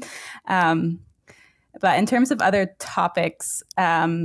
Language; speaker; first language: English; native; English